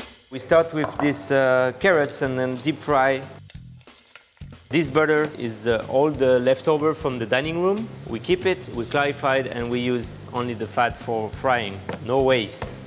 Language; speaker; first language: English; non-native, fluent; French